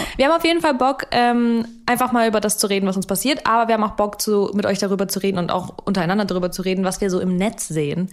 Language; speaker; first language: German; early bilingual, other home language; Russian